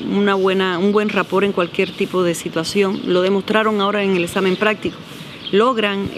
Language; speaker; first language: Spanish; native; Spanish